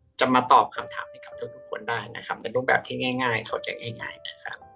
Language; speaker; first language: Thai; native; Thai